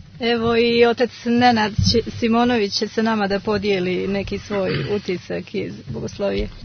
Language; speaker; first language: Serbian; native; Serbian